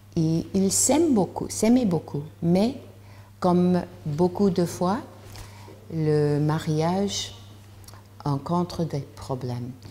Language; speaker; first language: French; non-native, learner; English